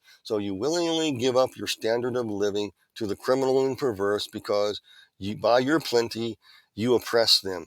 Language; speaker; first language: English; native; English